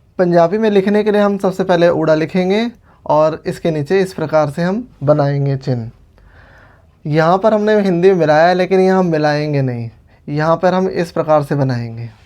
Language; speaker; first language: Hindi; non-native, local second language; Punjabi